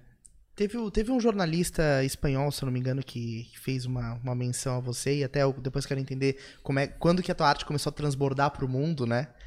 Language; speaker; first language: Portuguese; native; Portuguese